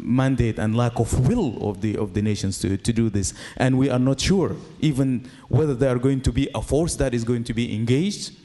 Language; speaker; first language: English; non-native, fluent; Arabic